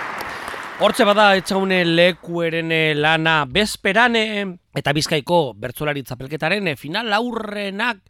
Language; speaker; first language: Basque; native; Basque